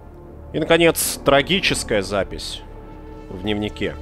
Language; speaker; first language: Russian; native; Russian